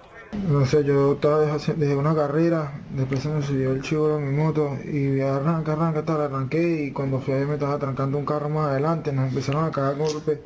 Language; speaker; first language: Spanish; native; Spanish